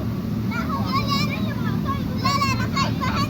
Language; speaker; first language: Arabic; native; Arabic